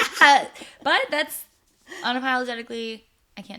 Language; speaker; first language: English; native; English